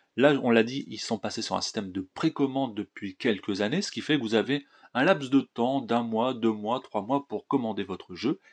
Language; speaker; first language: French; native; French